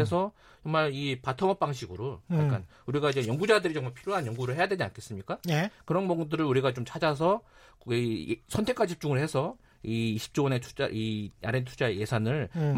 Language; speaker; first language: Korean; native; Korean